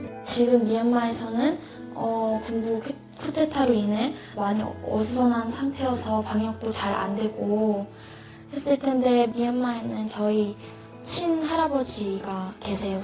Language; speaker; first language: Korean; early bilingual, other home language; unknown